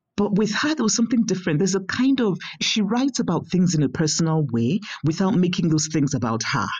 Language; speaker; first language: English; non-native, local second language; Igbo